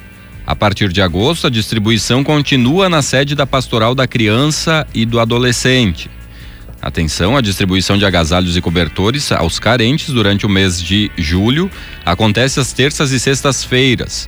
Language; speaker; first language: Portuguese; native; Portuguese